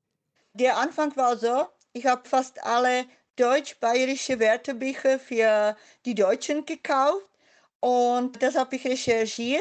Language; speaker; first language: German; non-native, fluent; Czech